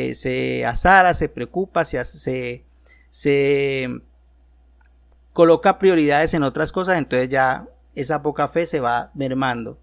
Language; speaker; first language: Spanish; native; Spanish